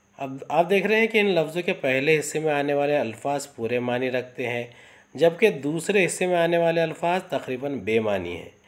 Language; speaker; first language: Urdu; native; Urdu